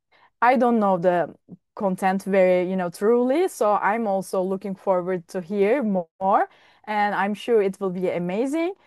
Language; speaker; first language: English; non-native, fluent; Turkish